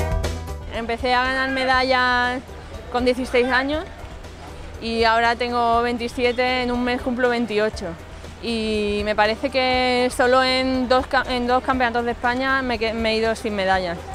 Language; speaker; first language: Spanish; native; Spanish